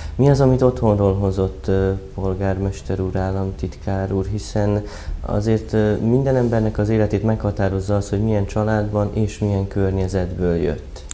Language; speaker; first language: Hungarian; native; Hungarian